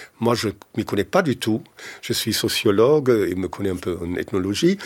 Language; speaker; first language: French; non-native, fluent; German